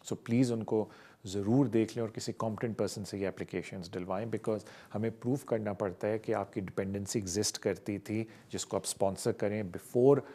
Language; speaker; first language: Urdu; native; Urdu